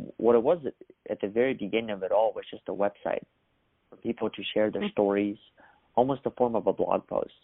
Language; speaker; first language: English; early bilingual, other home language; Russian